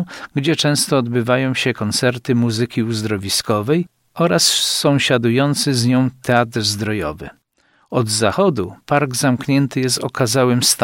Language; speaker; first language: Polish; native; Polish